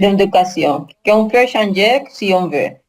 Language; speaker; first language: French; non-native, learner; Spanish